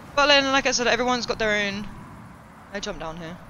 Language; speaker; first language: English; native; English